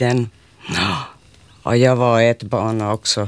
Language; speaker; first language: Swedish; non-native, local second language; Finnish